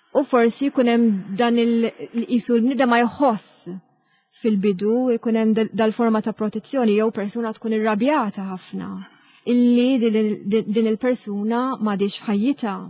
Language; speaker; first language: Maltese; native; Maltese